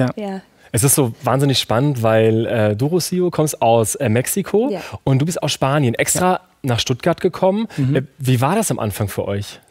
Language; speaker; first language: German; native; German